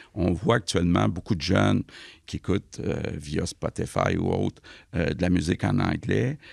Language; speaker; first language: French; native; French